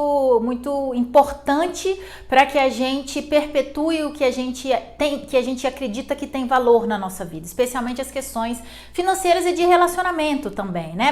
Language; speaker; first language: Portuguese; native; Portuguese